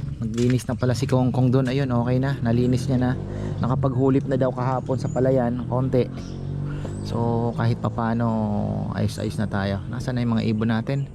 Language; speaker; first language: Filipino; native; Filipino